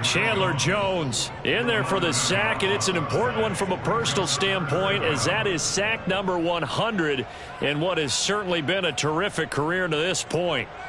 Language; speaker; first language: English; native; English